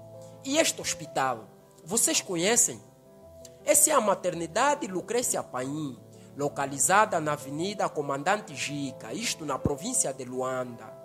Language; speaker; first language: Portuguese; native; Portuguese